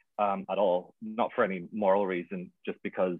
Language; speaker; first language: English; native; English